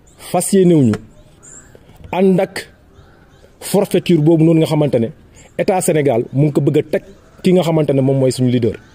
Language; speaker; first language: Wolof; non-native, local second language; Jola-Fonyi